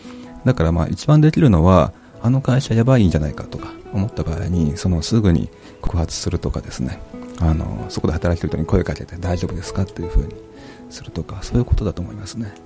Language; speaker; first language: Japanese; native; Japanese